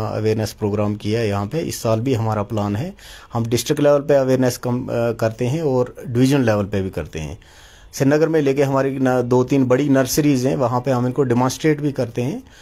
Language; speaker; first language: Hindi; non-native, local second language; Kashmiri